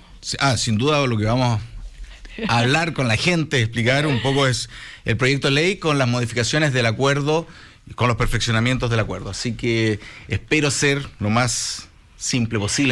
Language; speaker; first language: Spanish; native; Spanish